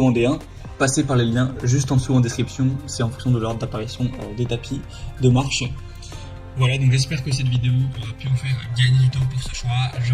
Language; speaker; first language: French; native; French